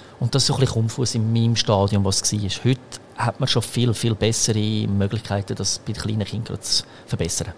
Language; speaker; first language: German; early bilingual, other home language; Croatian